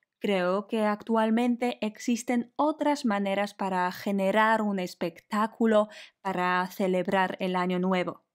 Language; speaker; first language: Spanish; non-native, fluent; Polish